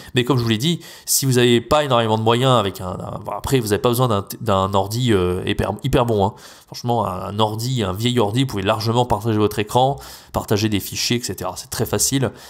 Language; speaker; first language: French; native; French